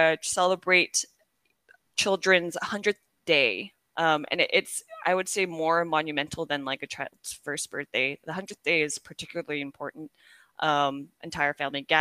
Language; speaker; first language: English; early bilingual, other home language; Korean